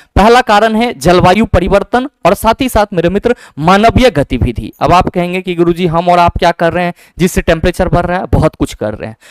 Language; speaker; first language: Hindi; native; Hindi